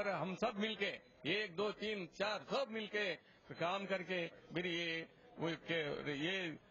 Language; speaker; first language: Urdu; native; Urdu